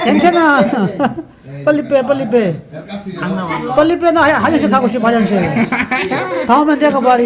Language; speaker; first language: Korean; non-native, learner; Urdu